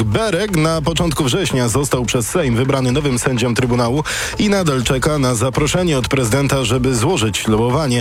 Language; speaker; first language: Polish; native; Polish